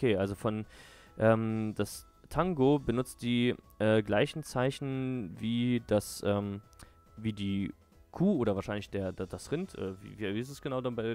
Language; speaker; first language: German; native; German